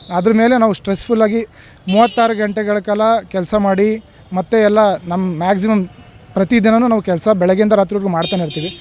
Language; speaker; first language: Kannada; native; Kannada